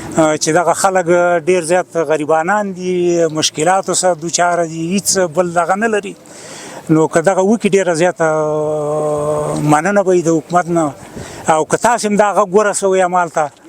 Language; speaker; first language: Pashto; native; Pashto